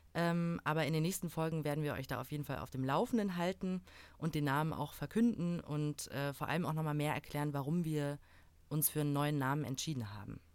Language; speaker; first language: German; native; German